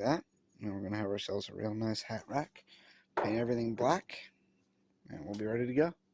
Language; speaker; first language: English; native; English